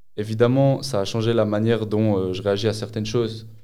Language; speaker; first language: French; native; French